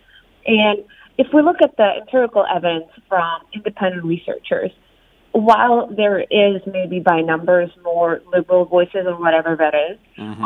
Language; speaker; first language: English; non-native, fluent; Russian